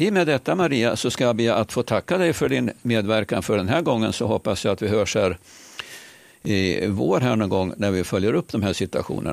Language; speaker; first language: Swedish; native; Swedish